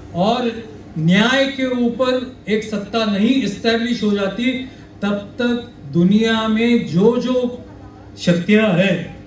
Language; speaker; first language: Hindi; non-native, local second language; Marathi